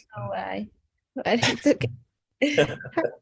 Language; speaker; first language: English; non-native, learner; Spanish